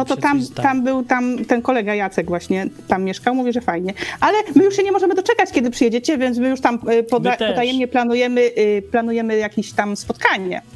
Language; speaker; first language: Polish; native; Polish